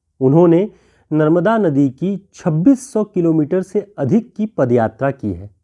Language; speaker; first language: Hindi; native; Hindi